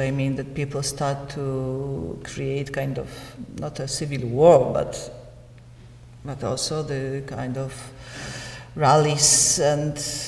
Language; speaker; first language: English; non-native, learner; Polish